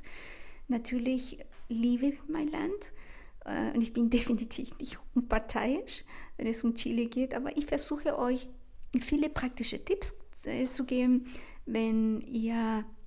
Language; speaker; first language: German; non-native, fluent; Spanish